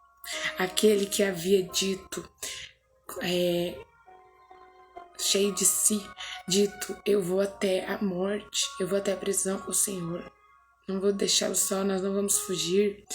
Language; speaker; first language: Portuguese; native; Portuguese